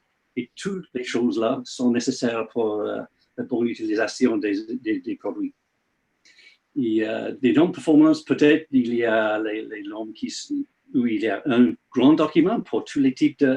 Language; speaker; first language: French; non-native, learner; English